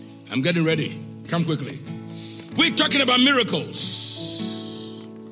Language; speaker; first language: English; non-native, local second language; Akan